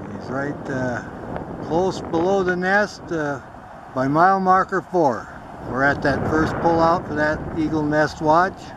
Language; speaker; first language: English; native; English